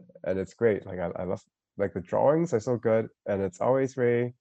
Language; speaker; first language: English; non-native, local second language; Cantonese